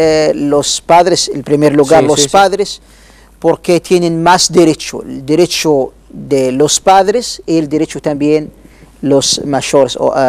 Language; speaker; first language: Spanish; non-native, learner; Arabic